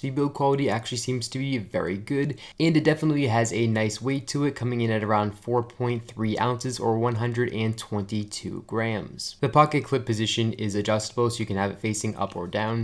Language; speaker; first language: English; native; English